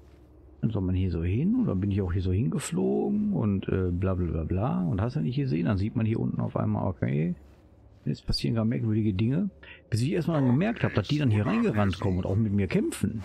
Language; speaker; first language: German; native; German